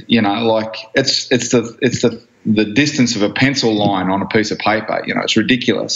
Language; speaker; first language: English; native; English